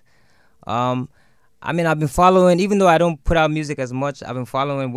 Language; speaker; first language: English; non-native, local second language; Yoruba